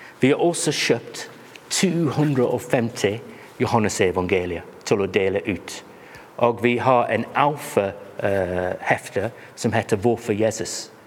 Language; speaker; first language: Norwegian; non-native, fluent; English